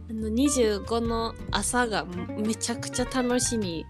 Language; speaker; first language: Japanese; early bilingual, heritage; Japanese